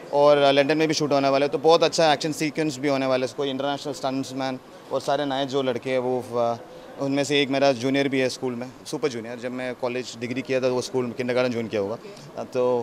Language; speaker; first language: Hindi; non-native, local second language; Malayalam